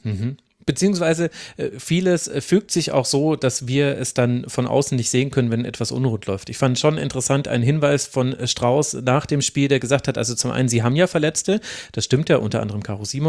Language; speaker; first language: German; native; German